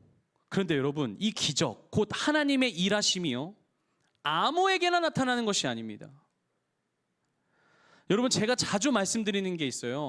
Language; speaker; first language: Korean; native; Korean